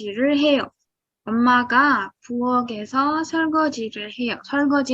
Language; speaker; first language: Korean; non-native, fluent; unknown